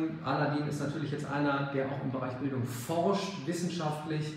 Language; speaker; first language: German; native; German